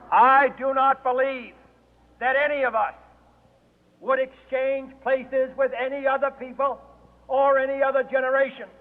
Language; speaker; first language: English; native; English